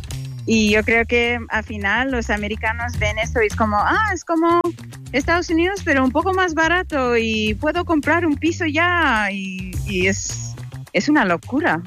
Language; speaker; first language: Spanish; non-native, fluent; English